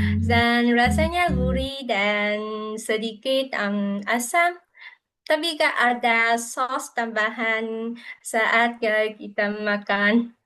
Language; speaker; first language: Indonesian; non-native, fluent; Vietnamese